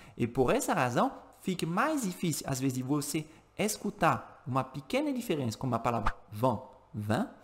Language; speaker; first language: Portuguese; non-native, fluent; French